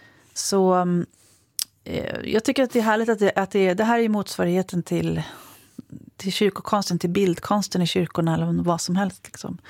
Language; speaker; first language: Swedish; native; Swedish